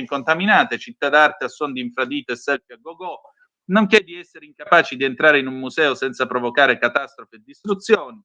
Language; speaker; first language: Italian; native; Italian